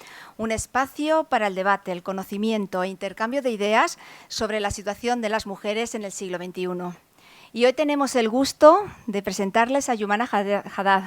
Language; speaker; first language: Spanish; native; Spanish